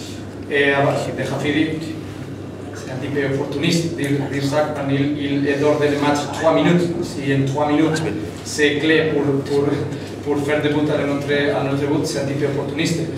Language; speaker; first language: French; non-native, fluent; Spanish